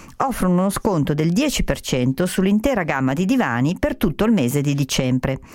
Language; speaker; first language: Italian; native; Italian